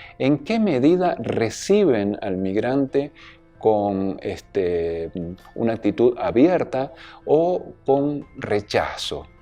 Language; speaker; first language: Spanish; native; Spanish